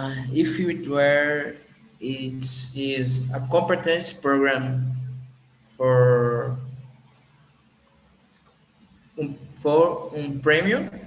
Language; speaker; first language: English; non-native, learner; Portuguese